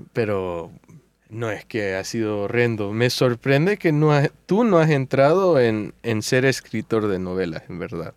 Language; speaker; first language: Spanish; early bilingual, heritage; Spanish